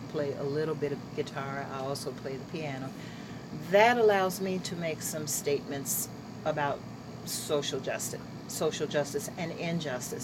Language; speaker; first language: English; native; English